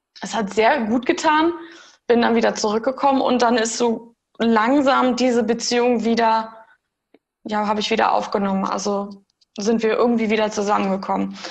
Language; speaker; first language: German; early bilingual, heritage; German